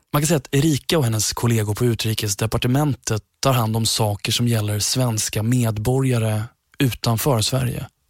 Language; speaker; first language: Swedish; native; Swedish